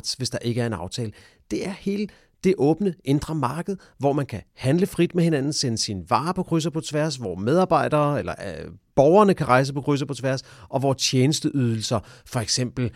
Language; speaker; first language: Danish; native; Danish